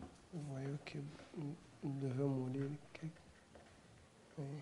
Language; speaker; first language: French; non-native, learner; Kinyarwanda